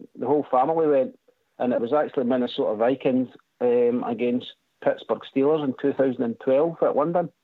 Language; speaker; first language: English; native; English